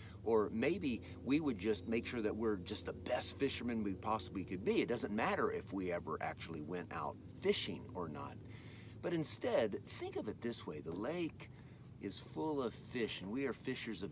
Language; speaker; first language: English; native; English